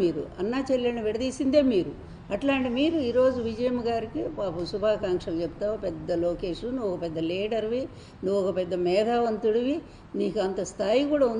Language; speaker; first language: Telugu; native; Telugu